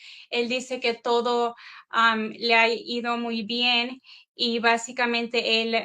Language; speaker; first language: Spanish; early bilingual, heritage; Spanish